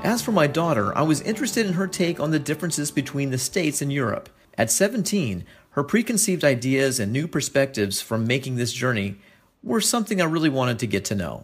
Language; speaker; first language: English; native; English